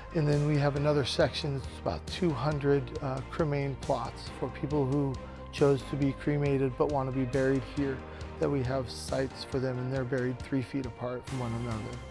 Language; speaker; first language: English; native; English